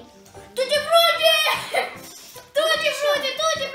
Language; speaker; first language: Russian; native; Russian